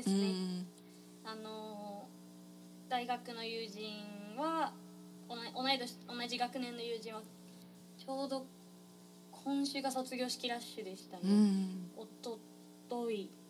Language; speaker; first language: Japanese; native; Japanese